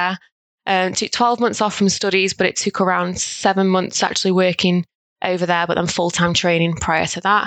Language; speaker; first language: English; native; English